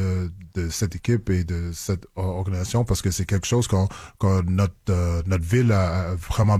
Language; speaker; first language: French; non-native, local second language; English